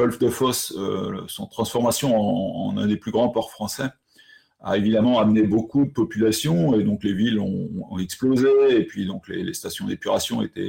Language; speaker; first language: French; native; French